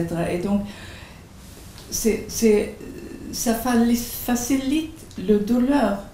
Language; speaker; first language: French; non-native, fluent; Swedish